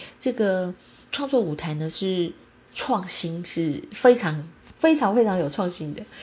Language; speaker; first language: Chinese; native; Chinese